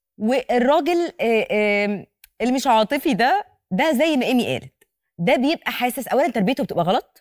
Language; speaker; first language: Egyptian Arabic; native; Egyptian Arabic